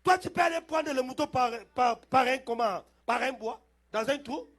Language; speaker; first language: French; non-native, local second language; Lingala